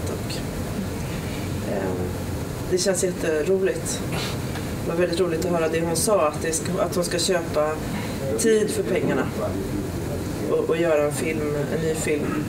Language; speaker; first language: Swedish; native; Swedish